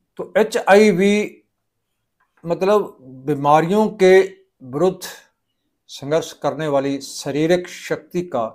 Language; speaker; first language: Hindi; non-native, local second language; Punjabi